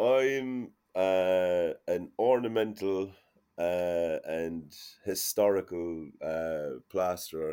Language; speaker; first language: English; native; English